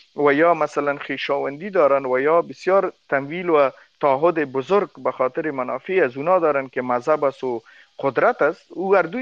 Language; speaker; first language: Persian; non-native, local second language; Pashto